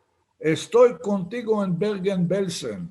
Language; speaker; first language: Spanish; non-native, fluent; Hebrew